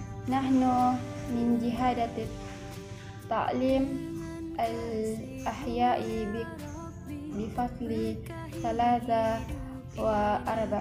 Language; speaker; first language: Arabic; non-native, learner; Indonesian